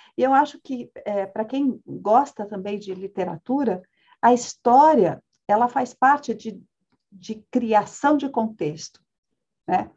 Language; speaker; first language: Portuguese; early bilingual, other home language; Spanish